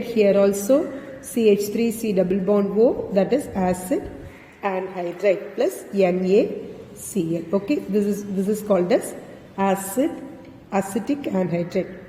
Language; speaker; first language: English; non-native, local second language; Tamil